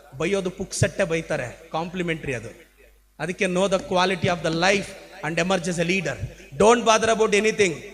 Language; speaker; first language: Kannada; native; Kannada